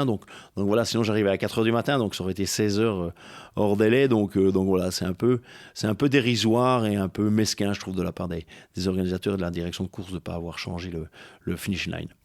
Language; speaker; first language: French; native; French